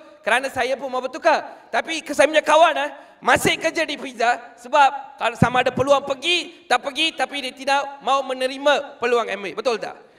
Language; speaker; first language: Malay; non-native, local second language; Tamil